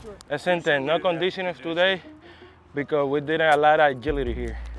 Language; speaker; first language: English; non-native, learner; Spanish